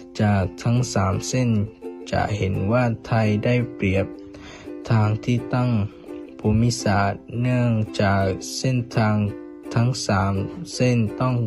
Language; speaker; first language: Thai; native; Thai